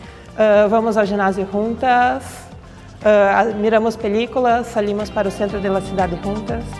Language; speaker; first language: Spanish; non-native, fluent; Portuguese